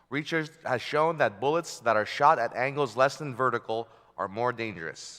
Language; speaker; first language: English; early bilingual, other home language; Filipino